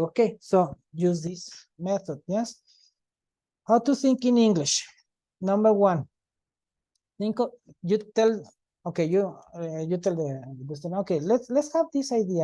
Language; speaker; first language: English; non-native, fluent; Spanish